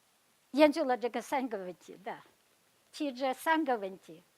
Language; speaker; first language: Chinese; non-native, fluent; Kazakh